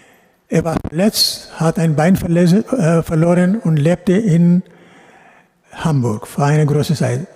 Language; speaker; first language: German; non-native, fluent; Urdu